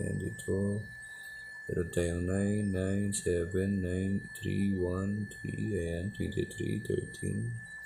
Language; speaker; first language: Filipino; native; Filipino